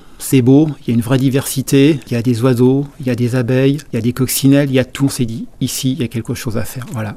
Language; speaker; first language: French; native; French